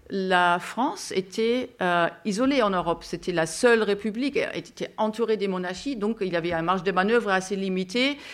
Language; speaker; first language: French; non-native, fluent; German